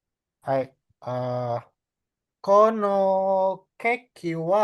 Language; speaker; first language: Japanese; non-native, learner; Indonesian